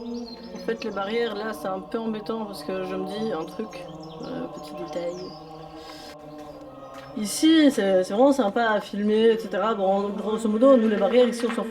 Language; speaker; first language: French; native; French